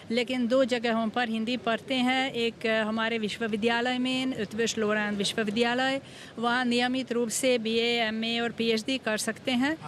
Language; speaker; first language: Hindi; non-native, fluent; Hungarian